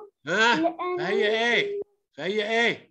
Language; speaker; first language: Arabic; native; Arabic